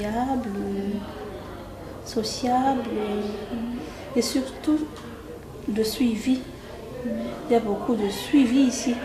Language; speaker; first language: French; non-native, local second language; Malagasy